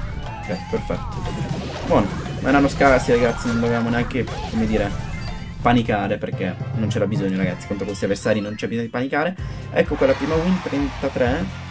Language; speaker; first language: Italian; native; Italian